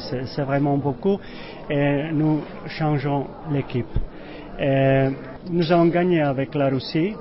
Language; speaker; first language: French; non-native, learner; Czech